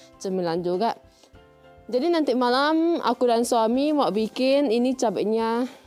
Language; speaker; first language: Indonesian; native; Indonesian